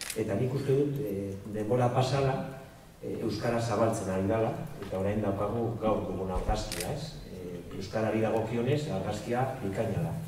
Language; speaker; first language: Basque; non-native, local second language; Spanish